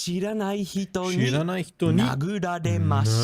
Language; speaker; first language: Japanese; non-native, learner; English